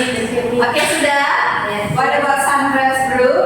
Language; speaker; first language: English; non-native, fluent; Indonesian